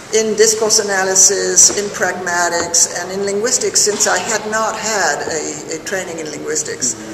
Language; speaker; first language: English; non-native, fluent; French